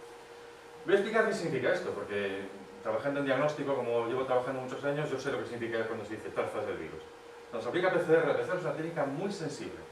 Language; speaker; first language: Spanish; native; Spanish